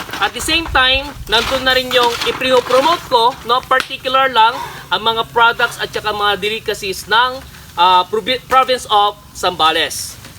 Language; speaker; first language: Filipino; non-native, local second language; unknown